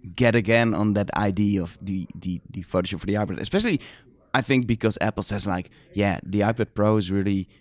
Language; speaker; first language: English; non-native, fluent; Dutch